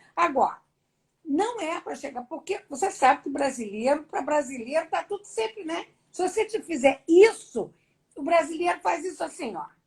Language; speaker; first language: Portuguese; native; Portuguese